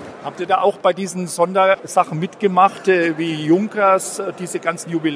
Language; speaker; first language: German; native; German